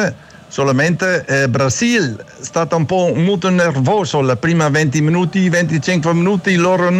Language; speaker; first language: Italian; non-native, learner; Dutch